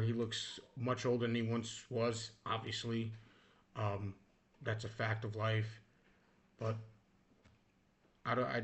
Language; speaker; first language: English; native; English